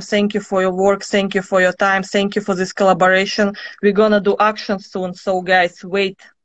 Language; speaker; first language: English; non-native, learner; Russian